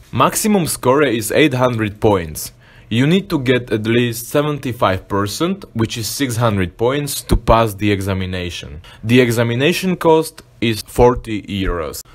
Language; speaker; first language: English; non-native, fluent; Slovak